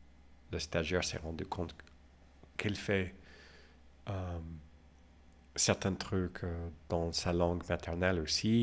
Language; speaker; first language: French; non-native, fluent; English